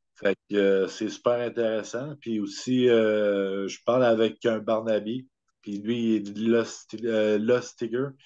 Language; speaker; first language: French; native; French